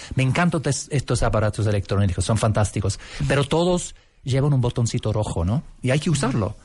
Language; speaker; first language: Spanish; non-native, fluent; English